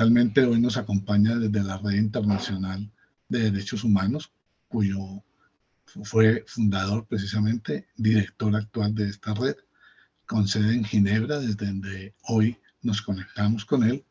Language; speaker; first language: Spanish; native; Spanish